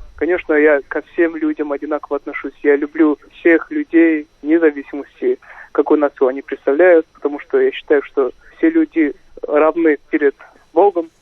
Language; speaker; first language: Russian; non-native, local second language; Kazakh